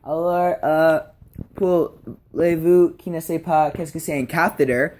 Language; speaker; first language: French; non-native, learner; English